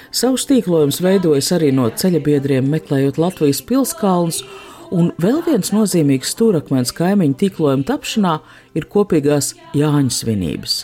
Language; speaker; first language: Latvian; native; Latvian